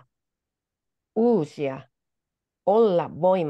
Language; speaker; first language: Finnish; non-native, learner; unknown